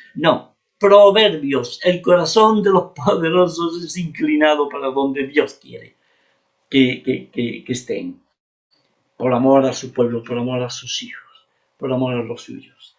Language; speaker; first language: Spanish; native; Spanish